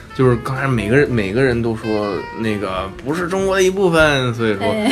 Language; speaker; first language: Chinese; native; Chinese